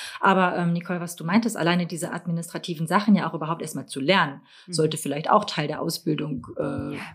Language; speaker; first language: German; native; German